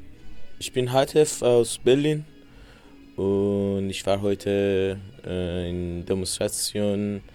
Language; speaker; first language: German; non-native, learner; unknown